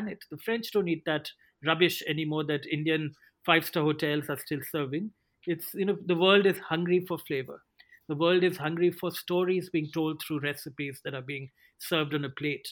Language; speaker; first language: English; non-native, local second language; Hindi